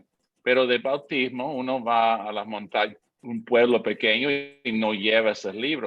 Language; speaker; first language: Spanish; non-native, fluent; English